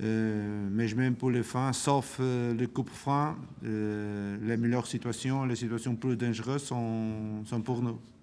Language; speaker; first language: French; non-native, learner; Portuguese